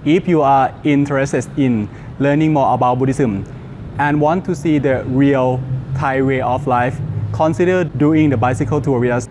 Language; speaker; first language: English; non-native, fluent; Thai